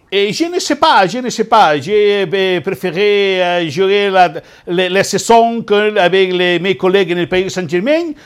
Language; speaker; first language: French; non-native, learner; Spanish